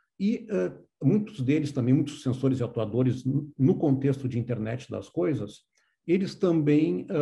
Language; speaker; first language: Portuguese; native; Portuguese